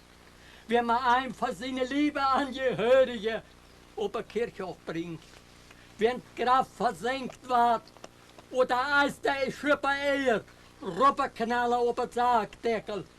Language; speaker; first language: German; early bilingual, heritage; German